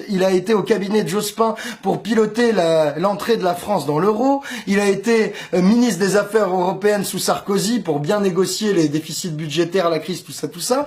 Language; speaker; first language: French; native; French